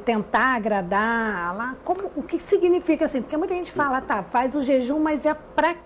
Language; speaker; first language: Portuguese; native; Portuguese